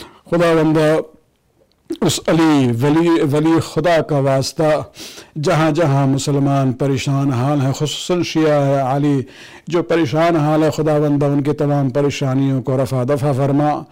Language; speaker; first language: Urdu; native; Urdu